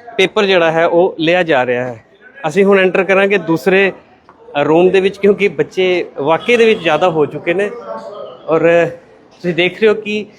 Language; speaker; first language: Punjabi; native; Punjabi